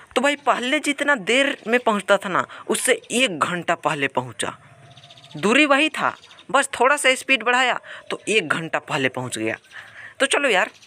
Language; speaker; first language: Hindi; native; Hindi